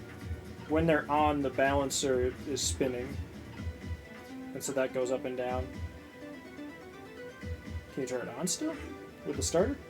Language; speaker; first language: English; native; English